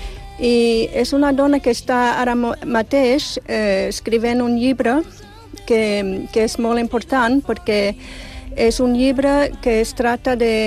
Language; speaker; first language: Catalan; non-native, fluent; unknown